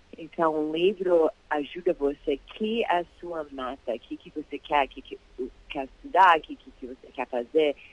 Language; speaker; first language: Portuguese; early bilingual, heritage; Portuguese